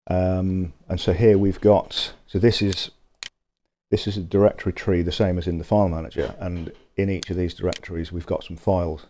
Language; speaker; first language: English; native; English